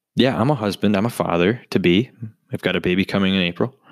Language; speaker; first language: English; native; English